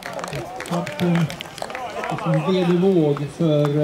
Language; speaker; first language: Swedish; native; Swedish